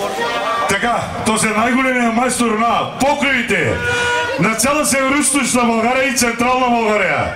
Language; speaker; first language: Bulgarian; non-native, local second language; Turkish